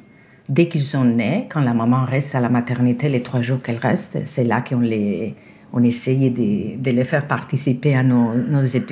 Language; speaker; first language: French; non-native, fluent; Spanish